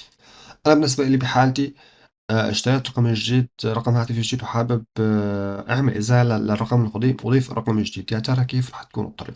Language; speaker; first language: Arabic; native; Arabic